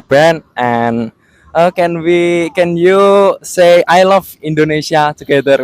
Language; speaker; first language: English; non-native, learner; Indonesian